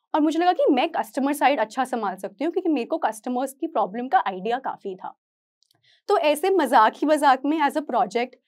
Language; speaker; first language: Hindi; native; Hindi